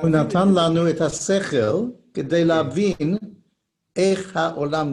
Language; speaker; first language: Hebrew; non-native, learner; English